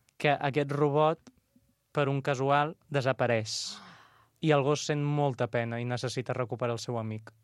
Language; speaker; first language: Catalan; non-native, local second language; Spanish